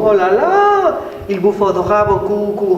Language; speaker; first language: French; non-native, learner; Spanish